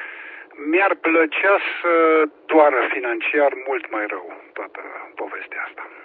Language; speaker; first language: Romanian; native; Romanian